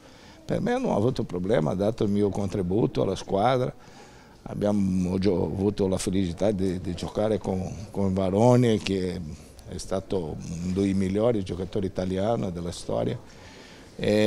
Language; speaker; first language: Italian; non-native, fluent; Portuguese